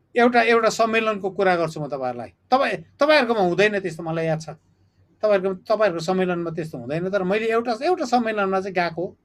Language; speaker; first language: Nepali; native; Nepali